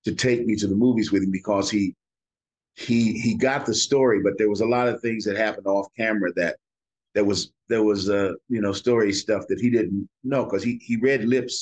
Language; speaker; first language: English; native; English